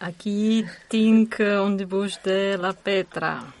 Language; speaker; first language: Catalan; non-native, learner; Russian